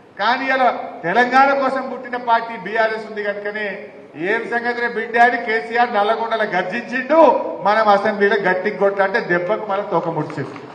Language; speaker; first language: Telugu; native; Telugu